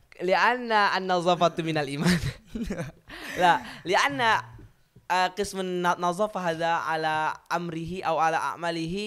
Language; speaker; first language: Arabic; non-native, learner; Indonesian